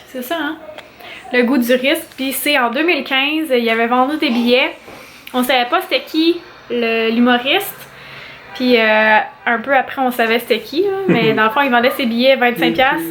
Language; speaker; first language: French; native; French